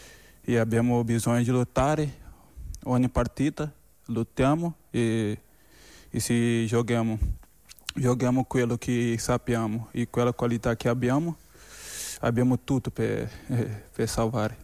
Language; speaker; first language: Italian; non-native, fluent; Portuguese